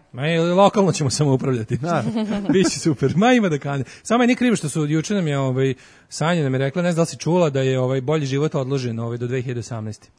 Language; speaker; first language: Serbian; native; Serbian